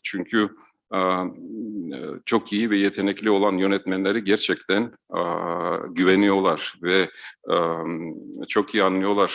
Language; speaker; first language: Turkish; non-native, fluent; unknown